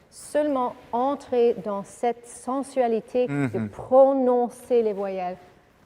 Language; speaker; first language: French; non-native, fluent; English